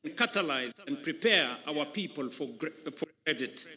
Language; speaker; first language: English; non-native, local second language; Kalenjin